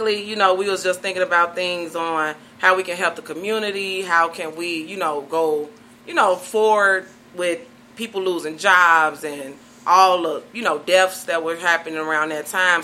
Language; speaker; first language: English; native; English